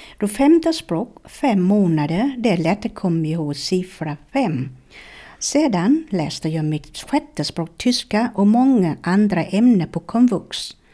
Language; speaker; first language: Swedish; non-native, fluent; Vietnamese